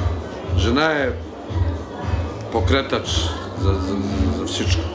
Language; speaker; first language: Bulgarian; non-native, learner; Serbian